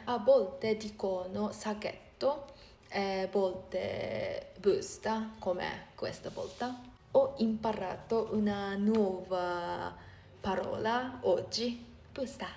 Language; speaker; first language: Italian; non-native, learner; Japanese